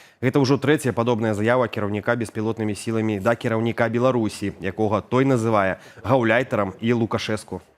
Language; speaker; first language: Belarusian; native; Belarusian